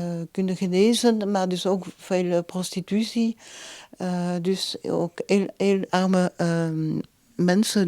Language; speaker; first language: Dutch; non-native, local second language; French